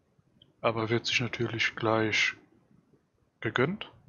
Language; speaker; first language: German; native; German